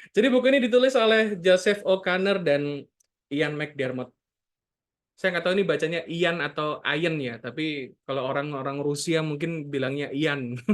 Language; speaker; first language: Indonesian; native; Indonesian